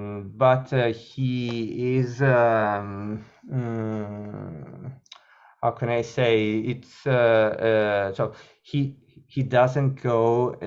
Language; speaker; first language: English; non-native, learner; Italian